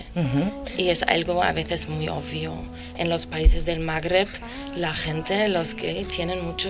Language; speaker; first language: Spanish; non-native, fluent; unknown